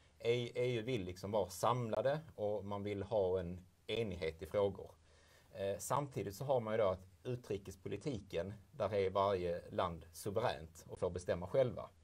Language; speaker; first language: Swedish; native; Swedish